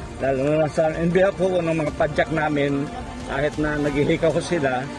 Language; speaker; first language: Filipino; native; Filipino